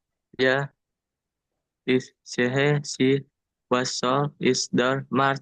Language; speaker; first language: German; non-native, learner; Indonesian